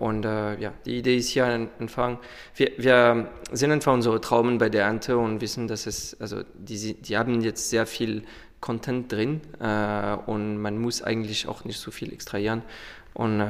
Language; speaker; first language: German; non-native, fluent; French